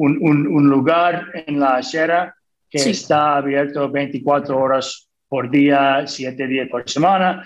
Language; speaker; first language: Spanish; non-native, fluent; English